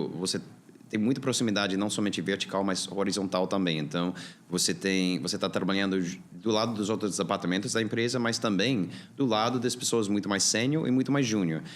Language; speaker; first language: Portuguese; non-native, fluent; English